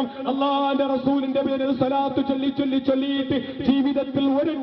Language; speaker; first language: Malayalam; native; Malayalam